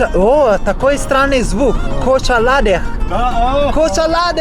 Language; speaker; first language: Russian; non-native, learner; Italian